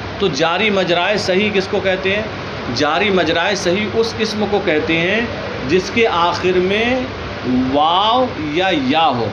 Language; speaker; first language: Urdu; native; Urdu